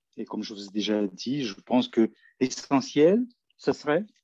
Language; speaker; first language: French; non-native, fluent; Spanish